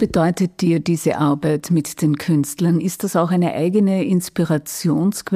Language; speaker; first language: German; native; German